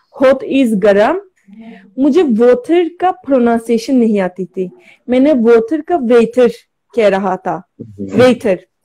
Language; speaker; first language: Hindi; non-native, learner; Turkish